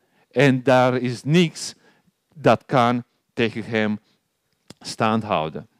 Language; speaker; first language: Dutch; non-native, learner; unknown